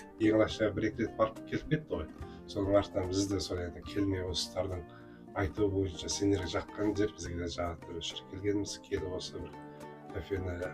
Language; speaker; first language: Kazakh; native; Kazakh